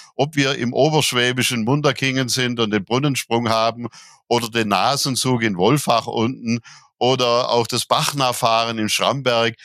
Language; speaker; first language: German; native; German